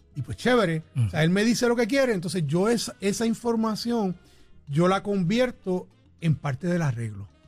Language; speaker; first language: Spanish; native; Spanish